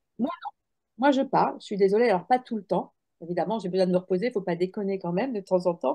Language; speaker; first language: French; native; French